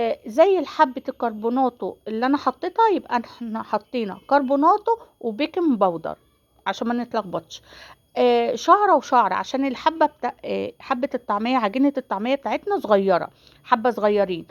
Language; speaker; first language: Arabic; native; Arabic